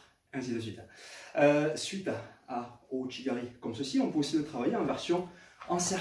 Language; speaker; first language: French; native; French